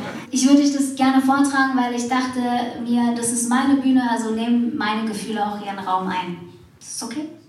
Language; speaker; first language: German; native; German